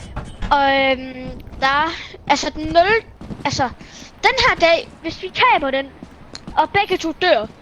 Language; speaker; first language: Danish; native; Danish